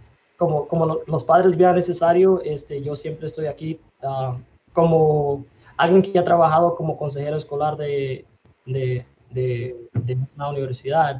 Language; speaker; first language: Spanish; early bilingual, other home language; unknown